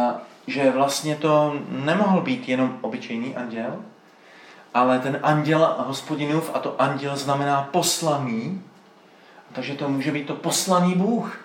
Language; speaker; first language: Czech; native; Czech